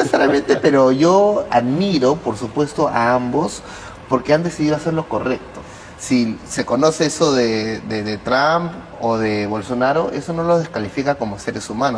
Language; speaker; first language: Spanish; native; Spanish